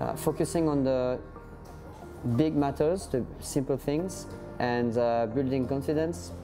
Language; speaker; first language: English; non-native, fluent; French